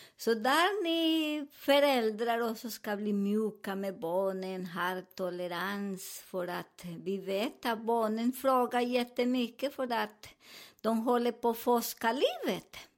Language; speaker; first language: Swedish; non-native, learner; Spanish